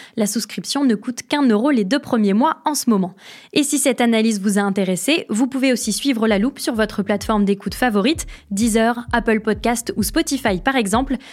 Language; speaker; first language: French; native; French